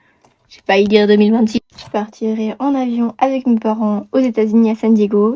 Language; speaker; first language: French; native; French